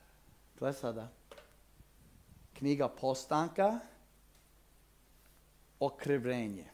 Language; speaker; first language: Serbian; non-native, fluent; English